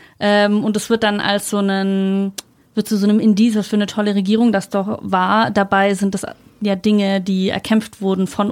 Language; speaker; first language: German; native; German